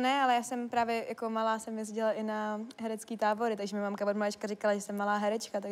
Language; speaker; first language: Czech; native; Czech